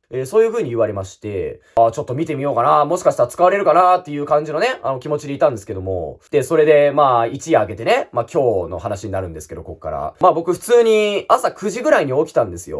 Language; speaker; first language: Japanese; native; Japanese